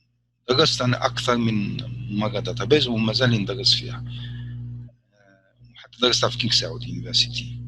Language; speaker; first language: Arabic; native; Arabic